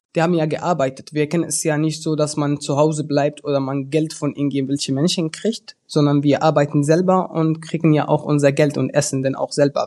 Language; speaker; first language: German; early bilingual, other home language; Arabic